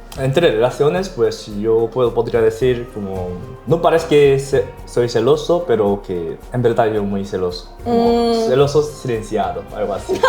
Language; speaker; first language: Spanish; non-native, learner; Korean